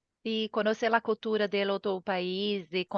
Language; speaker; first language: Spanish; non-native, learner; Portuguese